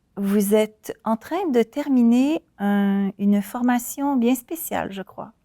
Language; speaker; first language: French; native; French